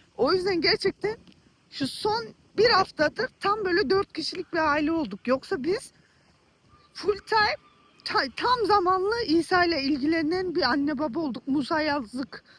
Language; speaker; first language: Turkish; early bilingual, heritage; Turkish